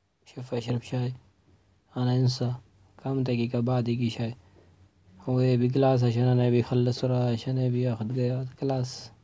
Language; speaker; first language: Arabic; non-native, learner; Urdu